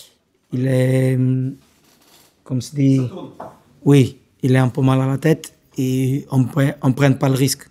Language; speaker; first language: French; non-native, learner; Portuguese